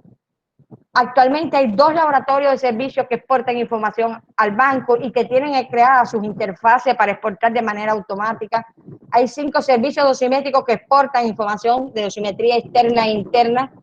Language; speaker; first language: Spanish; native; Spanish